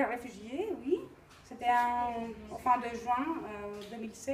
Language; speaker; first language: French; non-native, learner; Greek